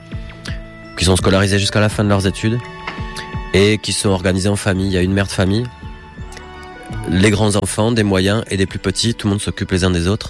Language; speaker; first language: French; native; French